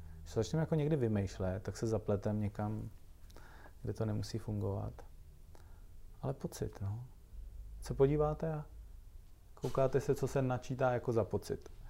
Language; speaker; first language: Czech; native; Czech